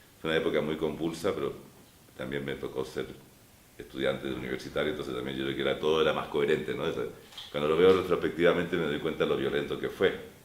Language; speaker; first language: Spanish; native; Spanish